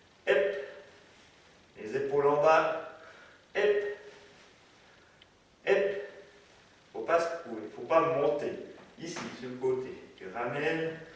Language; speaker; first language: French; native; French